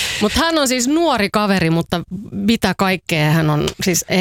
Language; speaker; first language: Finnish; native; Finnish